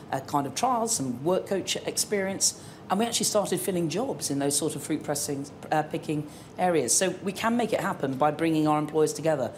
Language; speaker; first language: English; native; English